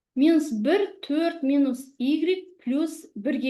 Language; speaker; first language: Kazakh; native; Kazakh